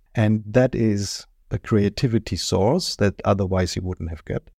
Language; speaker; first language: English; non-native, fluent; German